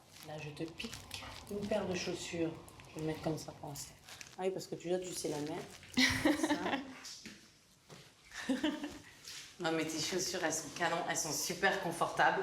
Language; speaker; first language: French; native; French